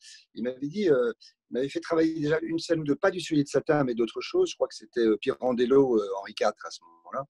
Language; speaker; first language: French; native; French